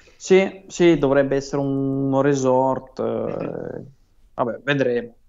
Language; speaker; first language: Italian; non-native, fluent; Russian